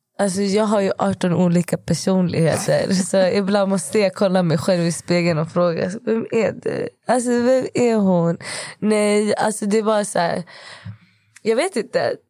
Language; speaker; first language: Swedish; early bilingual, other home language; Kurdish